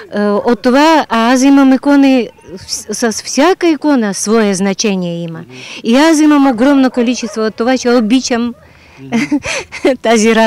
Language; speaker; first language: Bulgarian; non-native, learner; Russian